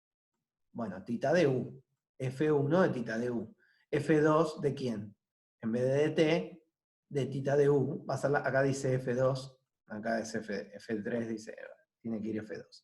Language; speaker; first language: Spanish; native; Spanish